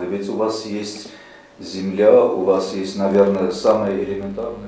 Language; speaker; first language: Russian; native; Russian